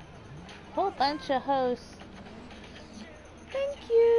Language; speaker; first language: English; native; English